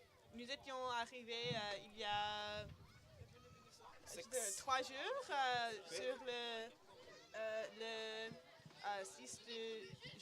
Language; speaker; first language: French; non-native, learner; English